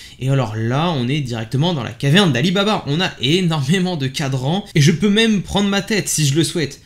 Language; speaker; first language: French; native; French